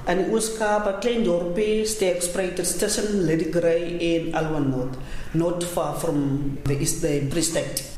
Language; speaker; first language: Afrikaans; non-native, local second language; Southern Sotho